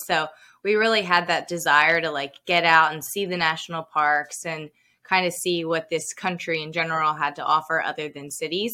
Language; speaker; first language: English; native; English